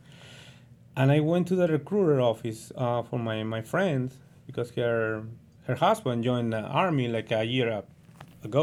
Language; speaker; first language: English; non-native, learner; Spanish